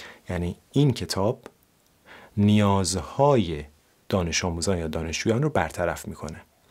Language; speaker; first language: Persian; native; Persian